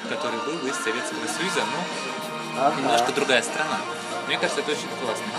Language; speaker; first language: Russian; native; Russian